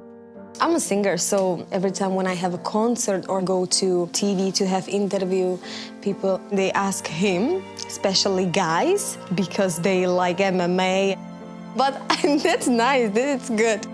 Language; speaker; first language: English; non-native, fluent; Czech